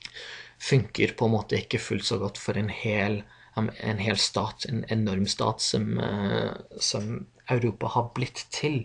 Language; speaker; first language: Norwegian; non-native, fluent; English